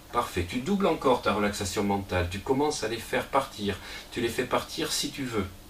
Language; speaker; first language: French; native; French